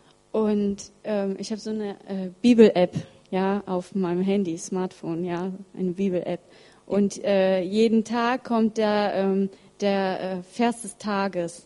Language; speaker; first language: German; early bilingual, other home language; Russian